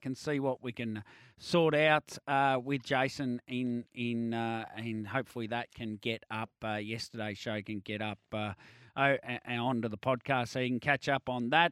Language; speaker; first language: English; native; English